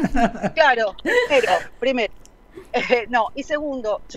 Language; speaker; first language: Spanish; native; Spanish